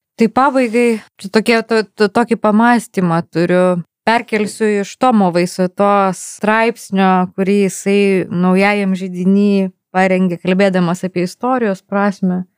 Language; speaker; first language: Lithuanian; native; Lithuanian